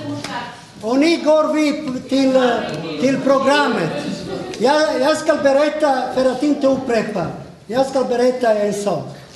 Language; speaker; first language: Swedish; non-native, fluent; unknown